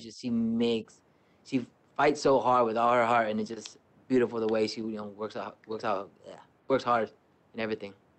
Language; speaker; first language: English; non-native, fluent; Spanish